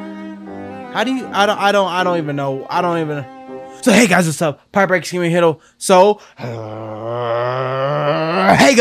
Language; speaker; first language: English; native; English